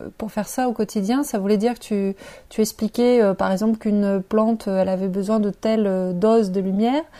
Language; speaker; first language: French; native; French